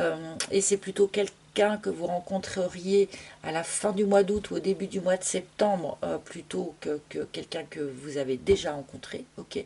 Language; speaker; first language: French; native; French